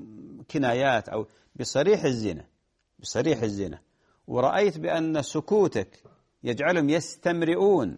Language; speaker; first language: Arabic; native; Arabic